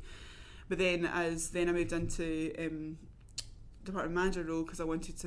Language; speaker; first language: English; native; English